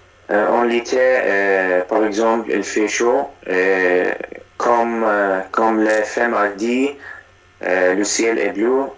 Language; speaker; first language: French; non-native, learner; Arabic